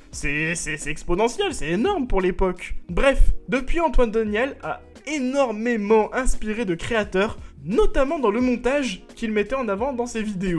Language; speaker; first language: French; native; French